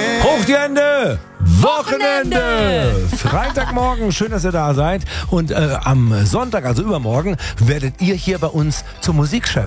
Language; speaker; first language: German; native; German